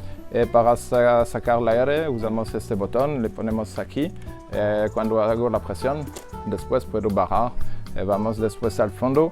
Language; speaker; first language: Spanish; non-native, learner; French